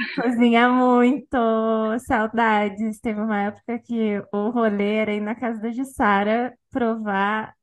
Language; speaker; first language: Portuguese; native; Portuguese